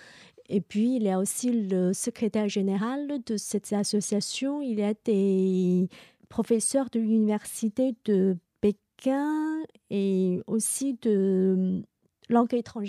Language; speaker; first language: French; non-native, fluent; Chinese